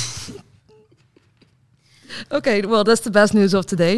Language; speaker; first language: English; non-native, fluent; Dutch